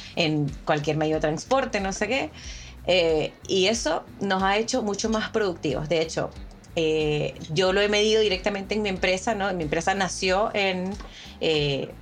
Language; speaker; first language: Spanish; native; Spanish